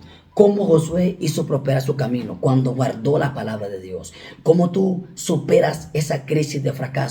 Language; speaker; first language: Spanish; native; Spanish